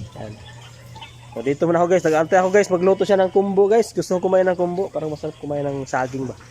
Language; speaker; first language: Filipino; non-native, local second language; Cebuano